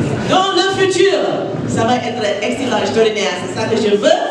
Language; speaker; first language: French; non-native, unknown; English